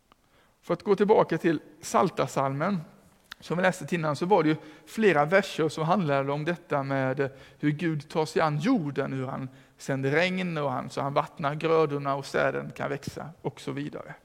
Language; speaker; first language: Swedish; native; Swedish